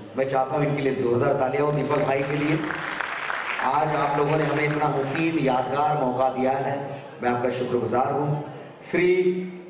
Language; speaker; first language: Hindi; non-native, local second language; Kachhi